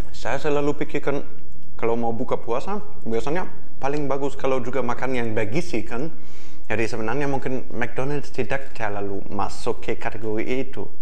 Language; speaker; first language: Indonesian; non-native, fluent; German